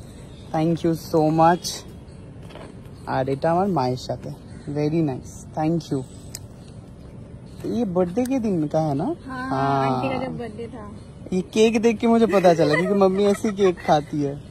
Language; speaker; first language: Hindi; non-native, local second language; Bangla